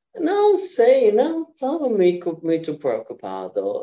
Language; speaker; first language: Portuguese; non-native, fluent; English